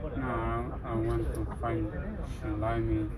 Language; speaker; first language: English; non-native, learner; Romanian